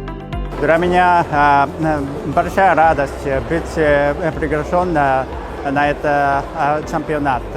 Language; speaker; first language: Russian; non-native, learner; Japanese